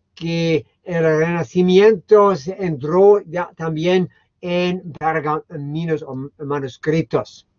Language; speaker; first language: Spanish; non-native, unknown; German